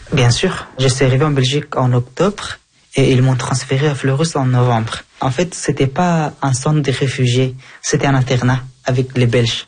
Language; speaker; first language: French; early bilingual, other home language; Persian